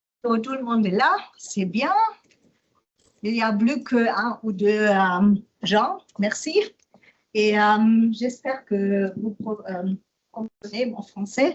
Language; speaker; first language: French; non-native, learner; German